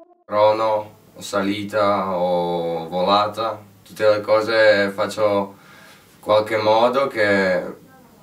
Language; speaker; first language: Italian; non-native, fluent; Slovak